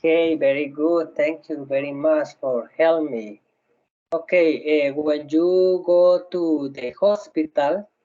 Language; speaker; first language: English; non-native, learner; Spanish